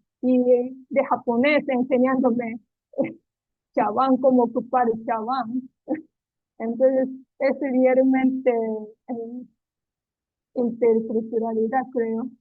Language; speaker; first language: Spanish; non-native, learner; Japanese